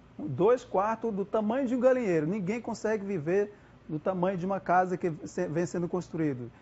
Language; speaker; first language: Portuguese; non-native, local second language; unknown